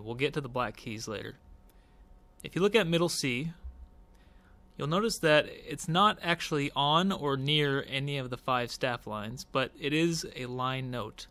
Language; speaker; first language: English; native; English